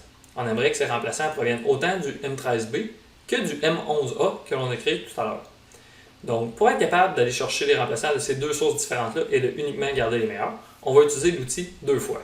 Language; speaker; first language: French; native; French